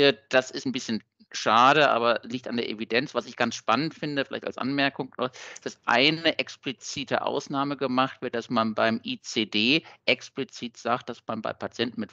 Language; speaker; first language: German; native; German